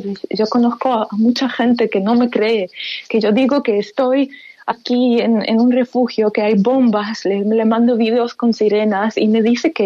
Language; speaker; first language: Spanish; non-native, fluent; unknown